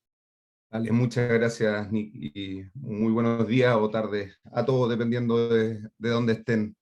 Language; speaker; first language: Spanish; native; Spanish